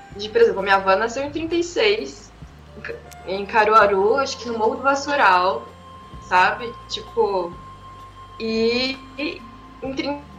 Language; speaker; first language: Portuguese; native; Portuguese